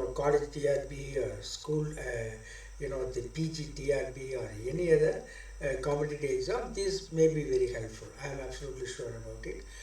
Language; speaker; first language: English; non-native, local second language; Tamil